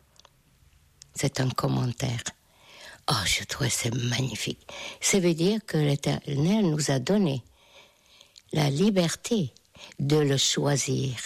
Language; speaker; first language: French; non-native, fluent; Hungarian